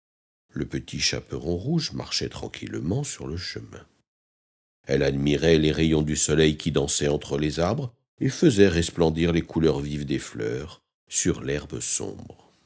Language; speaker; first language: French; native; French